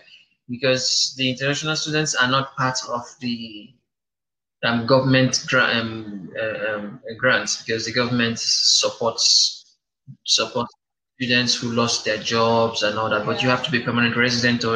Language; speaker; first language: English; non-native, local second language; Igbo